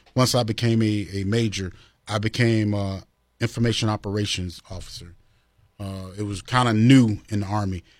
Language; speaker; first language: English; native; English